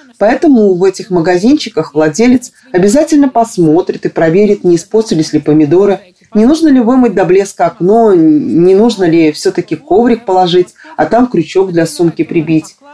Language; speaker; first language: Russian; non-native, local second language; Latvian